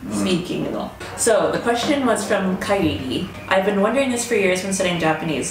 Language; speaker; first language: English; native; English